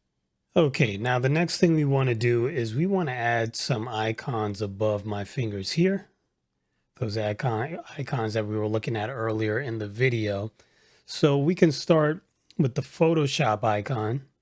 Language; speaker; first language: English; native; English